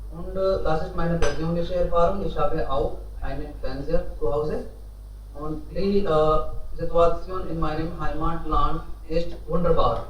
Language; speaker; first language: German; non-native, learner; Hindi